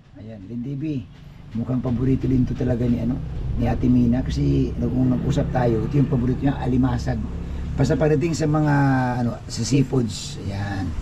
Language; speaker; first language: Filipino; non-native, local second language; Cebuano